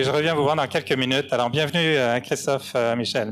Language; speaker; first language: French; native; French